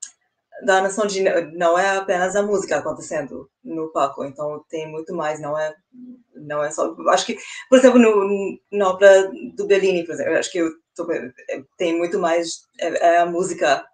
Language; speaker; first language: Portuguese; non-native, fluent; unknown